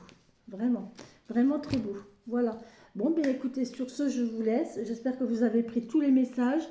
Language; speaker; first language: French; native; French